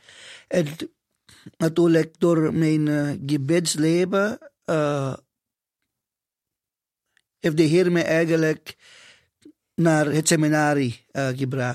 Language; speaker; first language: Dutch; non-native, fluent; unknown